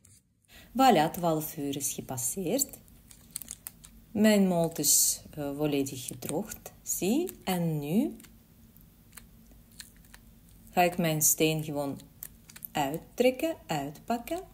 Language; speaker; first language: Dutch; non-native, learner; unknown